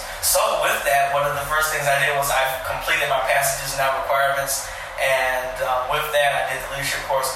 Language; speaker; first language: English; native; English